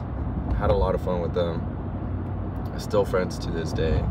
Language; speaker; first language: English; native; English